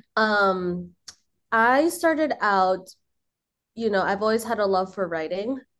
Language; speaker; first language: English; early bilingual, other home language; Filipino